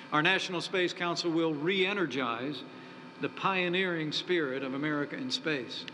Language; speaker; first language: English; native; English